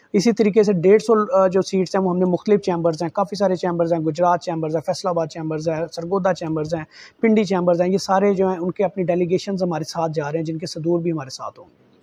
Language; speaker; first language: Urdu; non-native, local second language; Saraiki